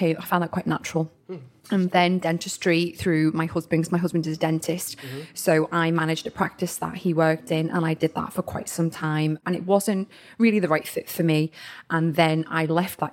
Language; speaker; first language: English; native; English